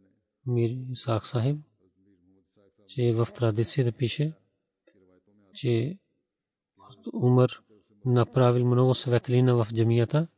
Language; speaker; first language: Bulgarian; non-native, learner; Urdu